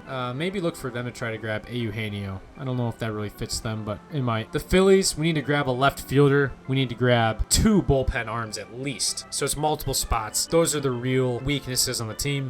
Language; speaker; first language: English; native; English